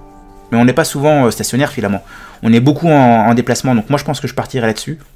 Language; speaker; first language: French; native; French